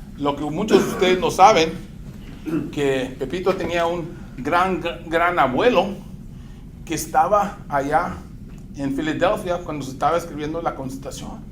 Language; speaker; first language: Spanish; non-native, fluent; English